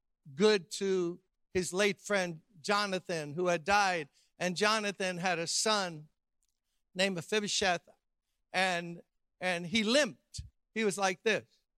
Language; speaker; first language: English; native; English